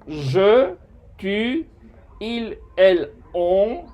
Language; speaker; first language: French; non-native, fluent; Spanish